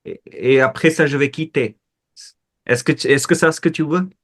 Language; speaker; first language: French; non-native, fluent; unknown